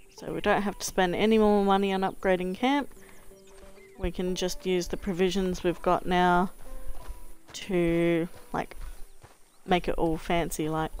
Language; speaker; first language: English; native; English